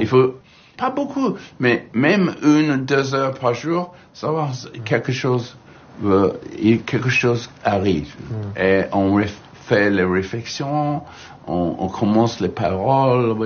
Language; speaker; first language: French; non-native, learner; English